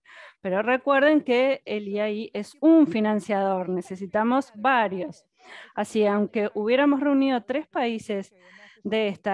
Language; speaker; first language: Spanish; native; Spanish